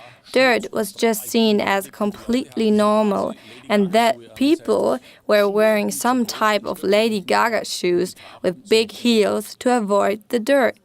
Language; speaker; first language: English; non-native, fluent; German